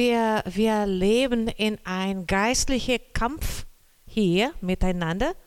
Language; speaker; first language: German; non-native, learner; Portuguese